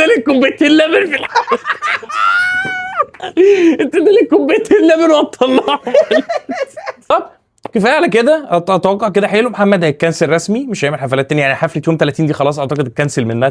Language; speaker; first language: Arabic; native; Arabic